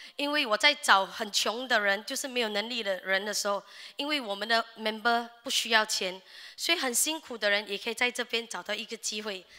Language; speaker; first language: Chinese; native; Chinese